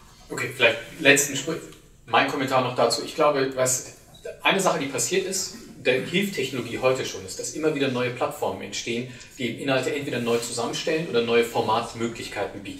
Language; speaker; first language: German; native; German